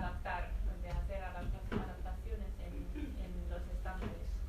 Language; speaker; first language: Spanish; non-native, fluent; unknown